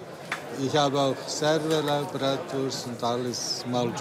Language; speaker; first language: German; non-native, learner; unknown